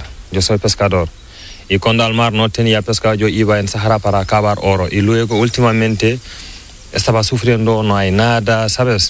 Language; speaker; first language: Spanish; non-native, learner; Fula